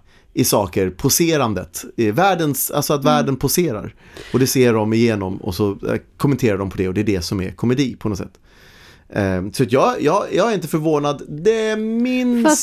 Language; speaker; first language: Swedish; native; Swedish